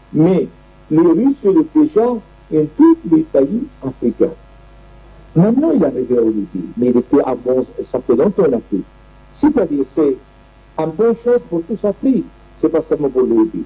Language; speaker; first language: French; non-native, learner; Arabic